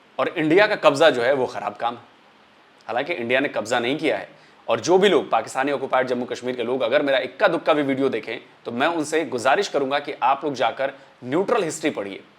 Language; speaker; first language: Hindi; native; Hindi